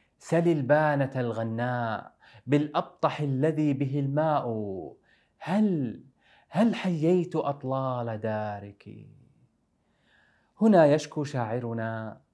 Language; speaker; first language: Arabic; native; Arabic